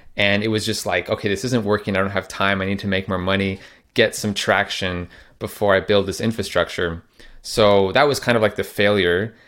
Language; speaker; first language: English; native; English